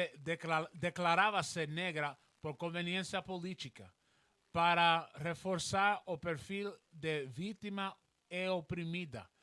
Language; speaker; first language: Portuguese; non-native, learner; Spanish